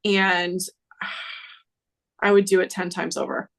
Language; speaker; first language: English; native; English